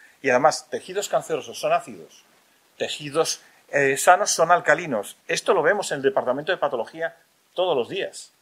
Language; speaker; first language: Spanish; native; Spanish